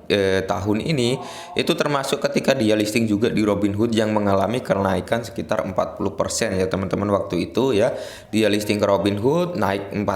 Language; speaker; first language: Indonesian; native; Indonesian